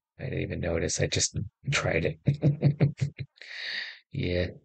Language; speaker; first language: English; native; English